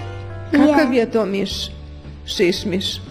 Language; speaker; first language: Bosnian; native; Bosnian